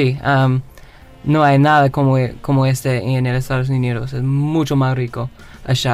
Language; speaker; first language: Spanish; non-native, learner; English